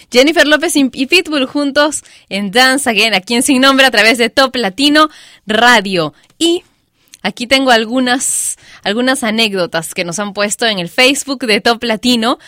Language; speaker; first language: Spanish; native; Spanish